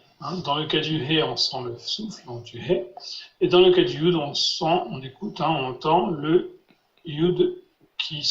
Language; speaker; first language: French; non-native, fluent; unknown